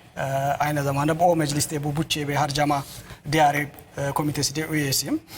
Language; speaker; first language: Turkish; non-native, learner; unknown